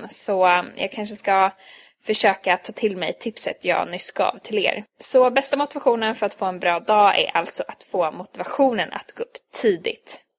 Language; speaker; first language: Swedish; early bilingual, other home language; Hungarian